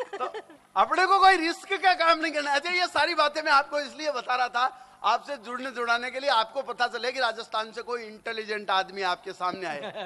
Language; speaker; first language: Hindi; native; Hindi